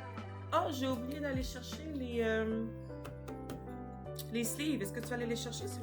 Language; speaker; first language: French; native; French